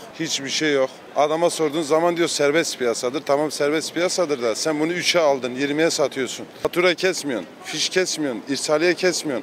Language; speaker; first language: Turkish; native; Turkish